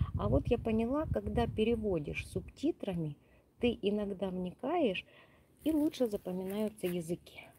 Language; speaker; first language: Russian; non-native, local second language; Ukrainian